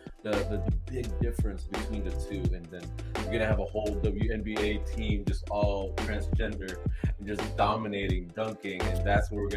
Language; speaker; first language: English; native; English